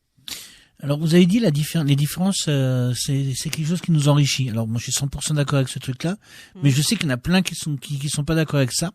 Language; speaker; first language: French; native; French